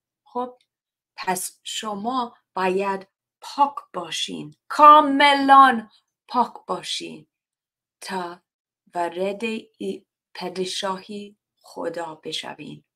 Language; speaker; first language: Persian; non-native, learner; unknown